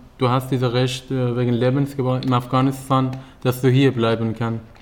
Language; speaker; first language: German; non-native, learner; Persian